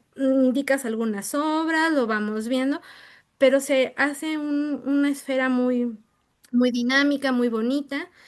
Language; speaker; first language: Spanish; native; Spanish